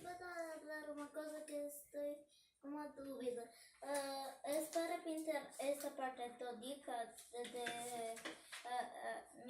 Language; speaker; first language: Spanish; non-native, learner; Portuguese